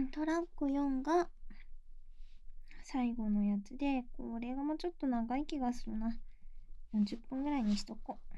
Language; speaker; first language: Japanese; native; Japanese